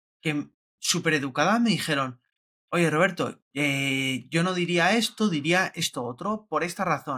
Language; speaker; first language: Spanish; native; Spanish